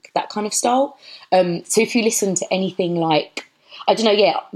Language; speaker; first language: English; native; English